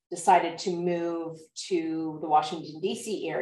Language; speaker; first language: English; native; English